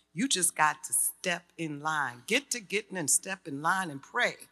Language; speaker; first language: English; native; English